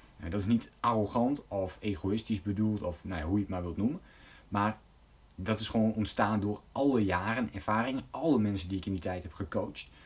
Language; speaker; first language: Dutch; native; Dutch